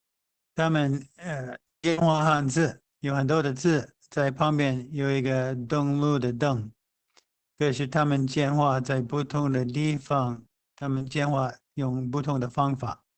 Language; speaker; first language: Chinese; non-native, fluent; English